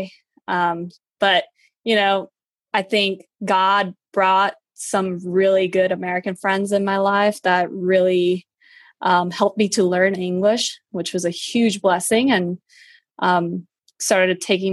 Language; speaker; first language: English; early bilingual, other home language; Korean